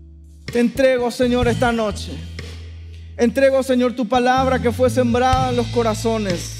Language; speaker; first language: Spanish; native; Spanish